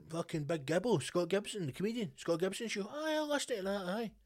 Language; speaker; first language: English; native; English